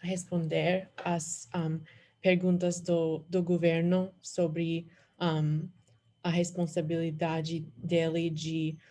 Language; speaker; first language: Portuguese; non-native, learner; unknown